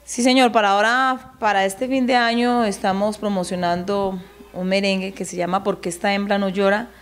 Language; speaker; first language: Spanish; native; Spanish